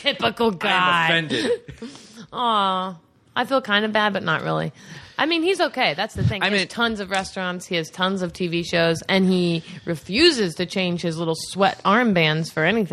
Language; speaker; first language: English; native; English